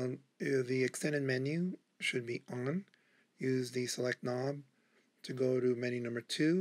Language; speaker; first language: English; native; English